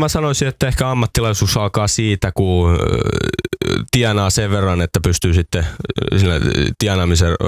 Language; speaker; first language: Finnish; native; Finnish